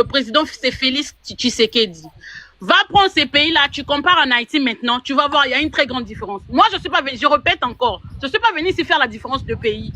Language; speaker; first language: French; non-native, local second language; Lingala